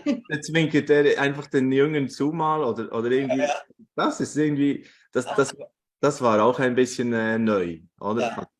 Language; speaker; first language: German; native; German